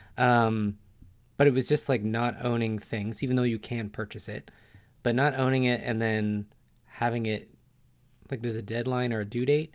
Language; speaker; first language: English; native; English